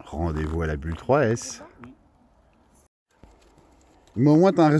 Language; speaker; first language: French; native; French